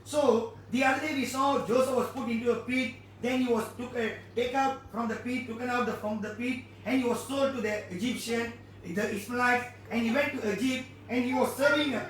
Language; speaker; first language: English; non-native, local second language; Tamil